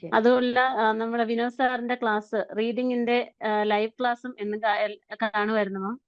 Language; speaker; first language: Malayalam; native; Malayalam